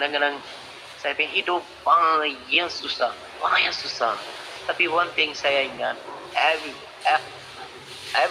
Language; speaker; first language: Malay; non-native, learner; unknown